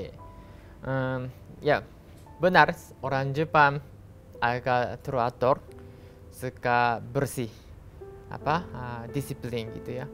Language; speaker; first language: Indonesian; non-native, learner; Japanese